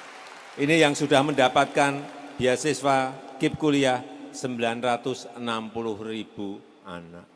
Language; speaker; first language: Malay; non-native, local second language; Javanese